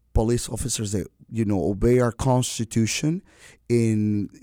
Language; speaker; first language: English; non-native, fluent; Spanish